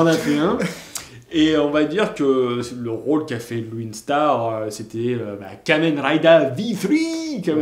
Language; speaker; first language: French; native; French